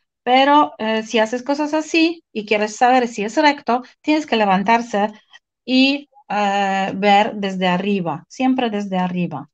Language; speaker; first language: Spanish; non-native, fluent; Polish